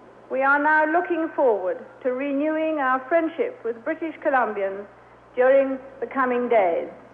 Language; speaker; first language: English; native; English